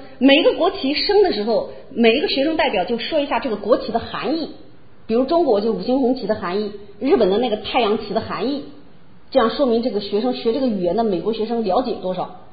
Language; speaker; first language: Chinese; native; Chinese